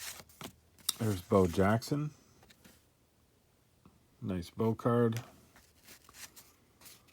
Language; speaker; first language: English; native; English